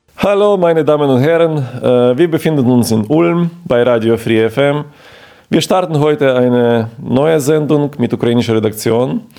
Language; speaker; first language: German; non-native, fluent; Ukrainian